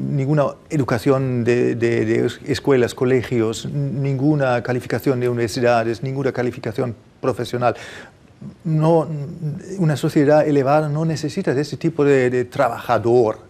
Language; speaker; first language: Spanish; non-native, fluent; German